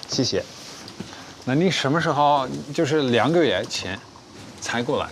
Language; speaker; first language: Chinese; non-native, fluent; Dutch